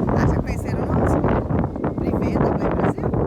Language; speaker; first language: Portuguese; native; Portuguese